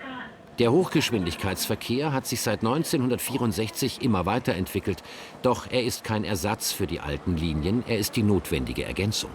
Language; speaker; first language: German; native; German